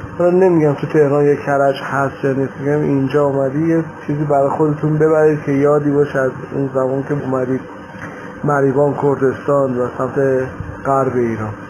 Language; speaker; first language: Persian; native; Persian